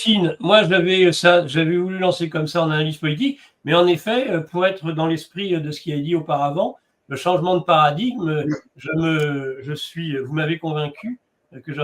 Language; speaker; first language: French; native; French